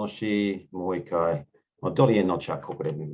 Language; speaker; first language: Japanese; non-native, learner; English